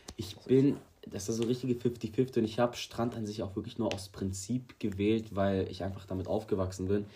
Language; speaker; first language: German; early bilingual, other home language; Greek